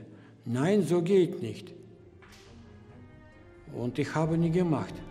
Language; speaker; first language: German; non-native, learner; Russian